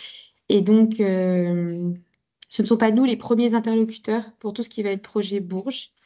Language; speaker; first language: French; native; French